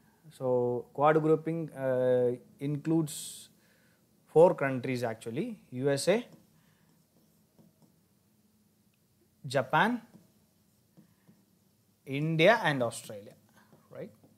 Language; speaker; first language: English; non-native, local second language; Tamil